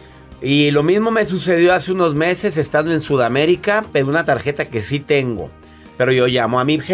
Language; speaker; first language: Spanish; native; Spanish